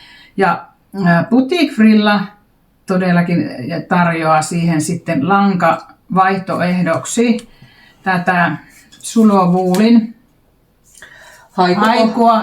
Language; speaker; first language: Finnish; native; Finnish